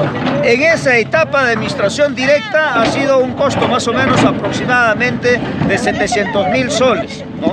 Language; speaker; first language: Spanish; native; Spanish